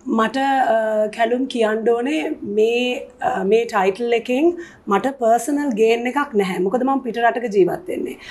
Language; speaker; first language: Sinhala; native; Sinhala